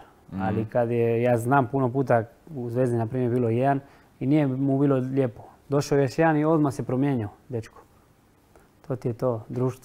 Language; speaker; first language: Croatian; non-native, fluent; Spanish